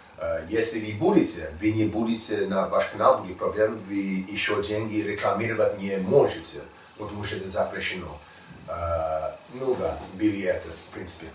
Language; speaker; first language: Russian; non-native, learner; English